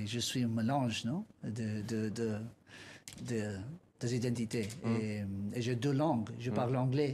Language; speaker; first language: French; non-native, learner; Spanish